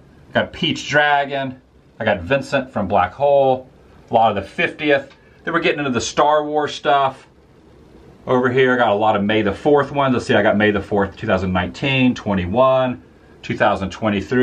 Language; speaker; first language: English; native; English